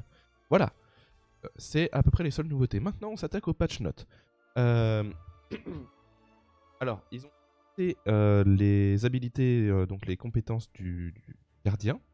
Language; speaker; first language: French; native; French